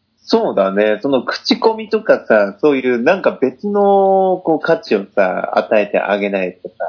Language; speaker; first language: Japanese; native; Japanese